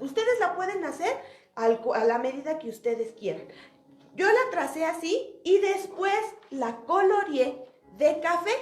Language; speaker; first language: Spanish; native; Spanish